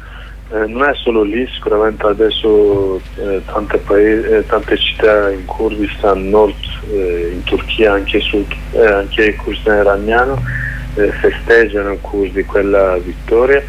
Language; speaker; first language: Italian; non-native, learner; Kurdish